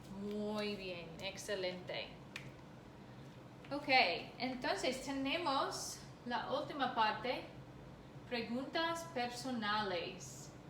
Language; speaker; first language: Spanish; non-native, fluent; English